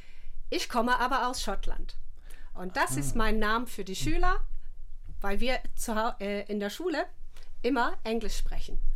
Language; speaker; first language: German; non-native, fluent; English